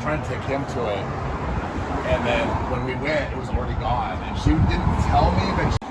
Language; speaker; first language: English; native; English